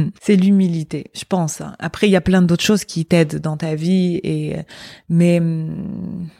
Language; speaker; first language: French; non-native, local second language; Arabic